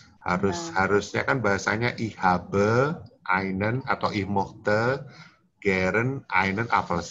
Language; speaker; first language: German; non-native, fluent; Indonesian